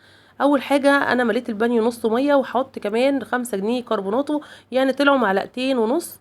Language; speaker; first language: Arabic; native; Arabic